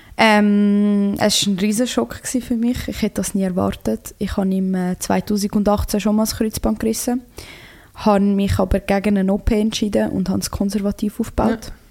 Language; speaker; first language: German; early bilingual, other home language; Croatian